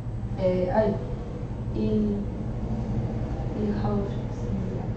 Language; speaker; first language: Korean; non-native, learner; Spanish